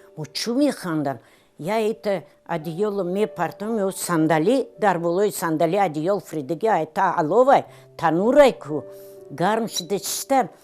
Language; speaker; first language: Tajik; non-native, fluent; Russian